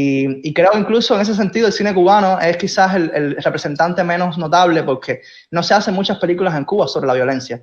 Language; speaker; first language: Spanish; native; Spanish